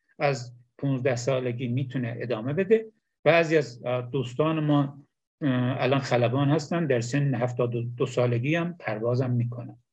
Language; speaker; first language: Persian; non-native, local second language; Azerbaijani